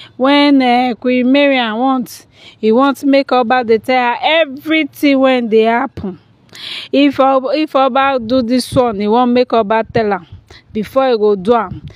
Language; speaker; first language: Nigerian Pidgin; non-native, local second language; Yoruba